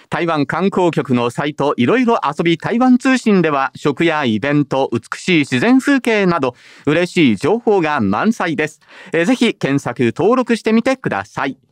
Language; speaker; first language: Japanese; native; Japanese